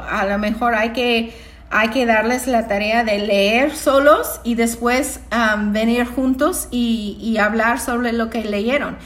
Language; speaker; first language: Spanish; non-native, fluent; English